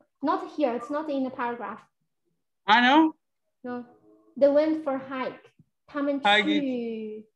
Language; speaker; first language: English; non-native, fluent; Chinese